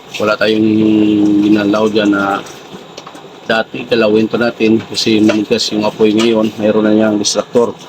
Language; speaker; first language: Filipino; non-native, local second language; Cebuano